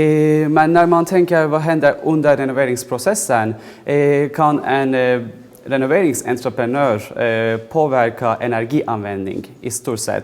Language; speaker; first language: Swedish; non-native, fluent; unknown